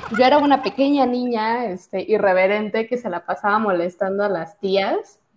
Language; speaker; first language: Spanish; native; Spanish